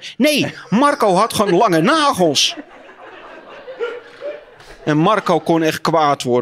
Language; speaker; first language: Dutch; native; Dutch